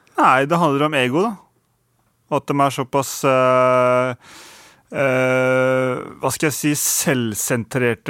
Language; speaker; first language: Norwegian; native; Norwegian